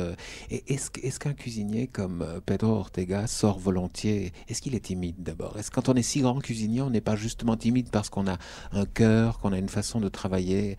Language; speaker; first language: French; native; French